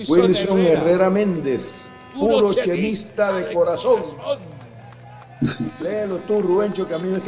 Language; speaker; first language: Spanish; native; Spanish